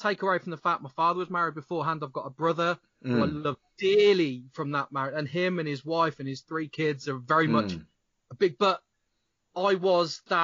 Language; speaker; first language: English; native; English